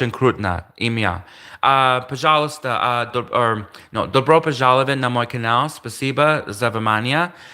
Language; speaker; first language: Russian; non-native, learner; English